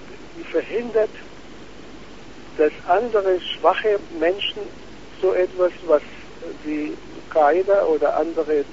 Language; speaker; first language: German; non-native, fluent; Arabic